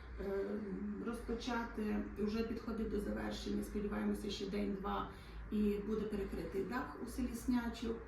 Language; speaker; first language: Ukrainian; native; Ukrainian